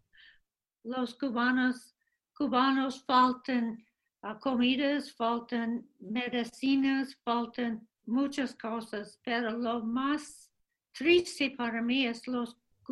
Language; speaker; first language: Spanish; non-native, fluent; English